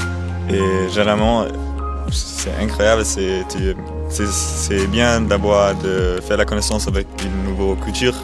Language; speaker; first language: French; non-native, learner; German